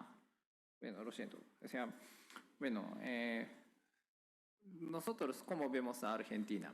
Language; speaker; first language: Spanish; non-native, fluent; Japanese